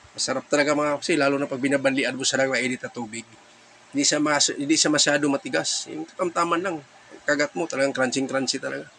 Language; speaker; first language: Filipino; non-native, local second language; Cebuano